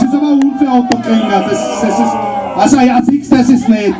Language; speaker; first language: German; native; German